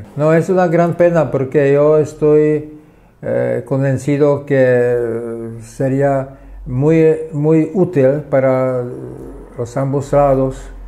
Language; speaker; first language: Spanish; non-native, fluent; Czech